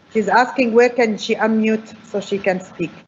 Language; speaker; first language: English; non-native, fluent; Arabic